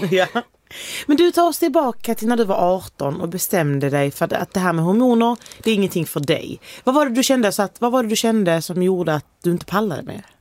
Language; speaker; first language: Swedish; native; Swedish